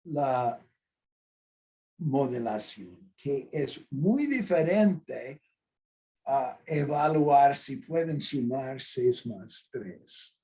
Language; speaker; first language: Spanish; non-native, fluent; English